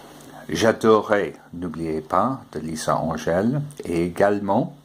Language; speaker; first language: French; non-native, fluent; English